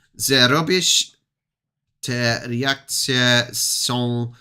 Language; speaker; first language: Polish; non-native, learner; English